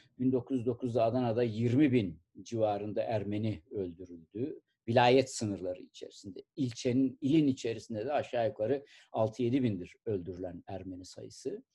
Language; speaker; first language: Turkish; native; Turkish